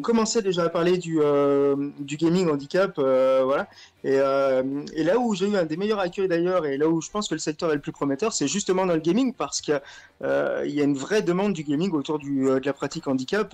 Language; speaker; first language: French; native; French